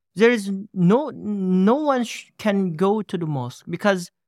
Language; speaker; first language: English; non-native, fluent; Uyghur